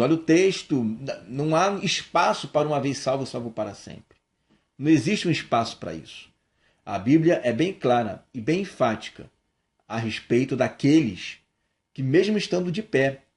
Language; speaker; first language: Portuguese; native; Portuguese